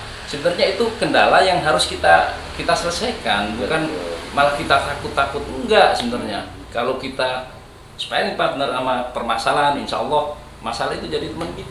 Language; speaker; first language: Indonesian; native; Indonesian